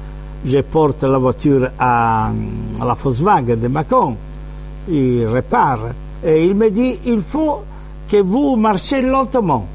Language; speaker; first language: French; non-native, fluent; Italian